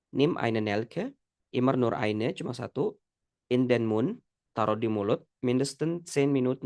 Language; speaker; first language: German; non-native, fluent; Indonesian